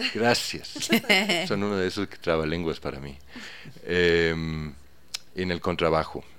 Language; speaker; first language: Spanish; non-native, fluent; Danish